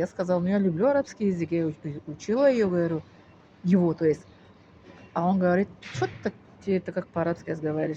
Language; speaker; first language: Russian; non-native, local second language; Tajik